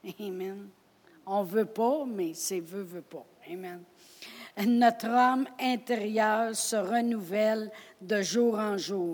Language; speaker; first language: French; native; French